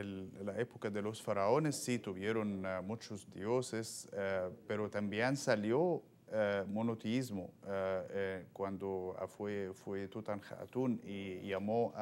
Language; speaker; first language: Spanish; non-native, fluent; Arabic